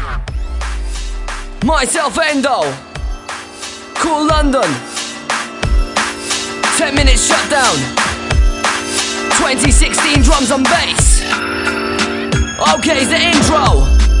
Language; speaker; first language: English; native; English